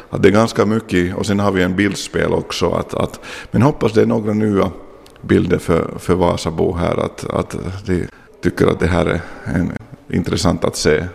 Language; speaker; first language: Swedish; non-native, local second language; Finnish